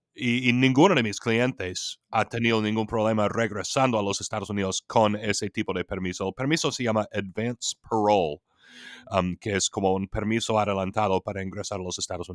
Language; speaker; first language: Spanish; non-native, fluent; English